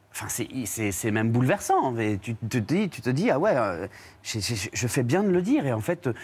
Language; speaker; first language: French; native; French